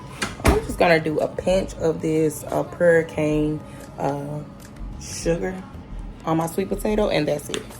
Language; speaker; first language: English; native; English